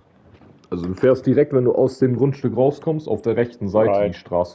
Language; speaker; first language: German; native; German